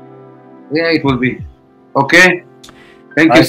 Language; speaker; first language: English; non-native, fluent; Hebrew